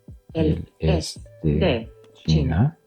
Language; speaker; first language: Spanish; non-native, learner; English